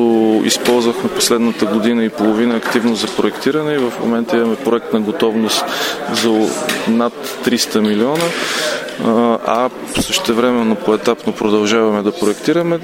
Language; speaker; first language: Bulgarian; native; Bulgarian